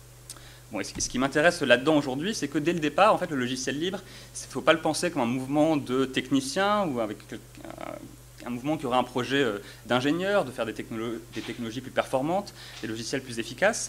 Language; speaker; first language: French; native; French